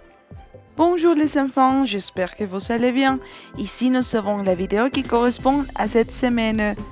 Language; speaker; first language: French; non-native, fluent; Spanish